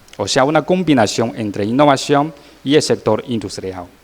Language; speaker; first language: Portuguese; non-native, learner; Chinese